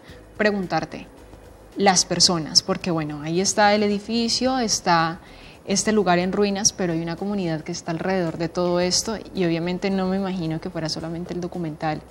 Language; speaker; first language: Spanish; native; Spanish